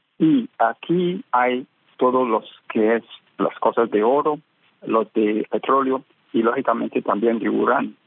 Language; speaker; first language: Spanish; non-native, fluent; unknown